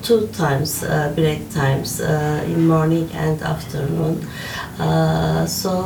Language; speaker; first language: English; non-native, learner; Turkish